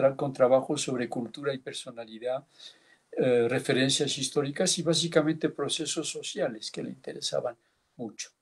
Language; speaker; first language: Spanish; early bilingual, heritage; Basque